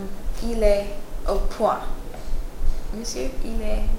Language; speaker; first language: French; non-native, learner; English